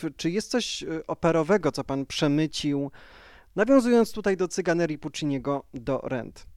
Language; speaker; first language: Polish; native; Polish